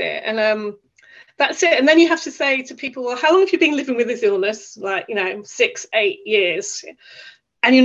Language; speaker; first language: English; native; English